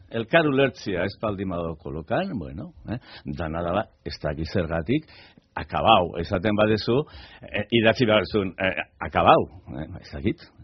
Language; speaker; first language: Basque; native; Basque